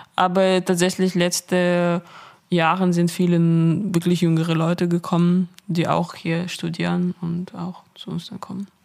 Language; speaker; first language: German; non-native, fluent; Russian